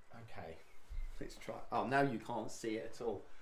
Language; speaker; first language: English; native; English